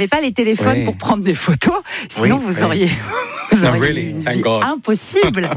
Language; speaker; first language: French; native; French